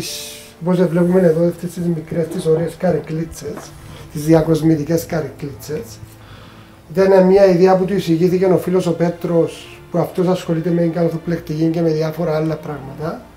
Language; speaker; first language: Greek; native; Greek